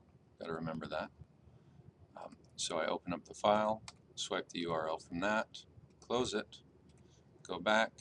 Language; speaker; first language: English; native; English